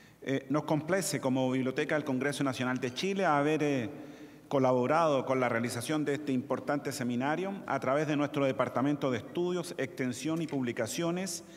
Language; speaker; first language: Spanish; native; Spanish